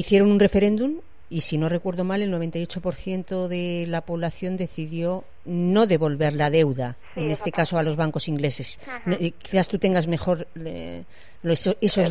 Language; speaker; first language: Spanish; native; Spanish